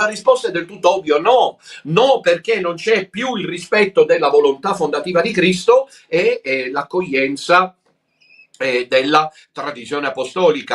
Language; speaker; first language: Italian; native; Italian